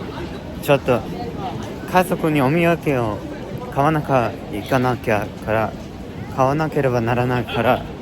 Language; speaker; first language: Japanese; non-native, learner; Mongolian